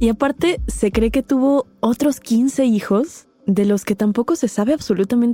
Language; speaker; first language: Spanish; native; Spanish